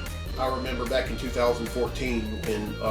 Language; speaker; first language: English; native; English